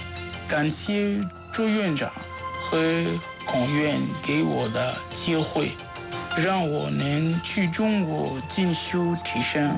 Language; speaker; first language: Chinese; non-native, fluent; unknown